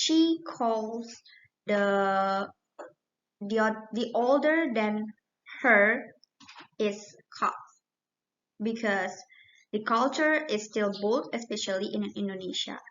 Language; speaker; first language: English; non-native, learner; Indonesian